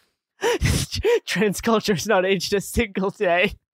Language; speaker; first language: English; native; English